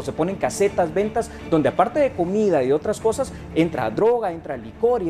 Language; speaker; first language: Spanish; native; Spanish